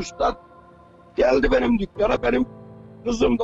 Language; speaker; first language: Turkish; native; Turkish